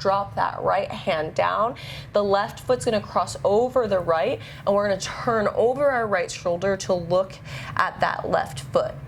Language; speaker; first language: English; native; English